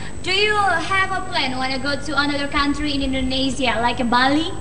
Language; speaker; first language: English; non-native, learner; Javanese